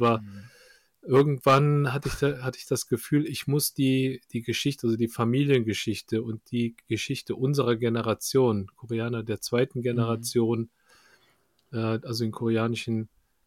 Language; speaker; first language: German; early bilingual, other home language; Korean